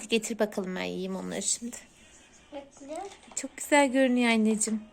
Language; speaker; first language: Turkish; native; Turkish